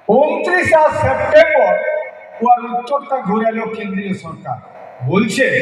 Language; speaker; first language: Bangla; non-native, local second language; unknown